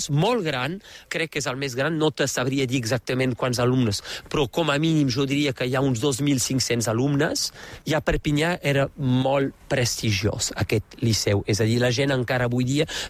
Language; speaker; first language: Catalan; native; Catalan